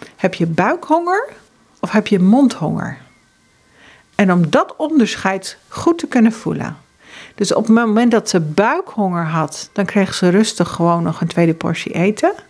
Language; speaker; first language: Dutch; early bilingual, heritage; Dutch